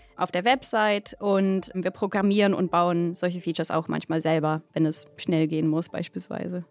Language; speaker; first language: German; non-native, fluent; English